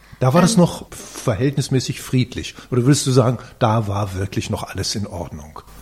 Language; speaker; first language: German; native; German